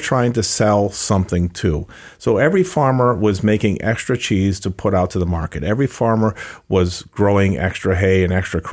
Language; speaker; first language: English; native; English